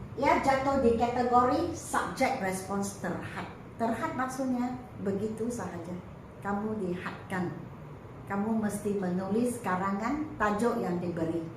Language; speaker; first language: Malay; non-native, local second language; Chinese